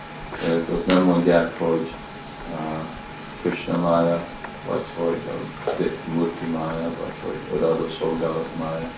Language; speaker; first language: Hungarian; early bilingual, heritage; Hungarian